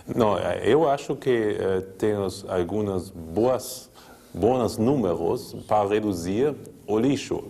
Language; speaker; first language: Portuguese; non-native, learner; German